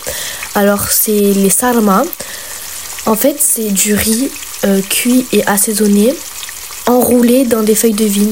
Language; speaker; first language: French; early bilingual, other home language; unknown